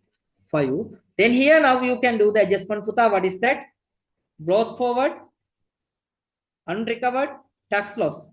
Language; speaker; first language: English; non-native, local second language; Sinhala